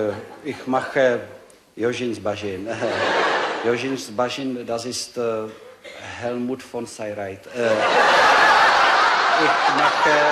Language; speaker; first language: German; non-native, learner; Czech